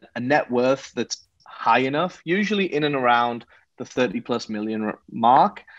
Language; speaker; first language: English; native; English